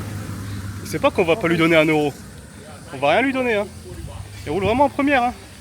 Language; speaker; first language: French; native; French